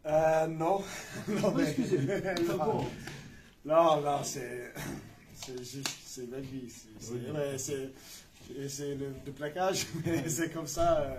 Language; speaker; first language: French; non-native, learner; English